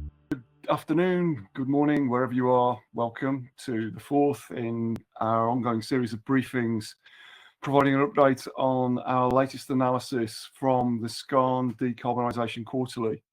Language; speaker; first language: English; native; English